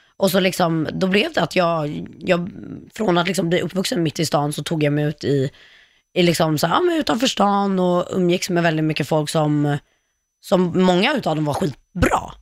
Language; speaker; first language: Swedish; native; Swedish